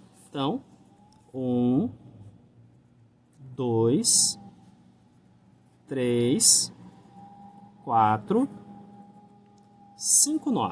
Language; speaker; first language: Portuguese; native; Portuguese